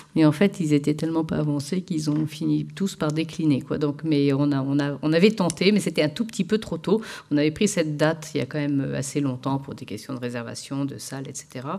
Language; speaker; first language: French; native; French